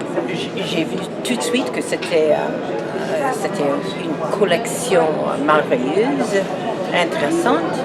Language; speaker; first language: French; non-native, fluent; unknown